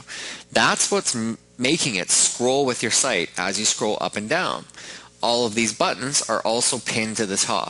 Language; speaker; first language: English; native; English